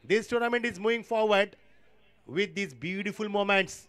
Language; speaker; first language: English; non-native, local second language; Marathi